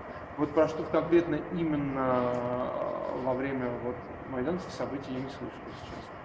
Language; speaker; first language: Russian; native; Russian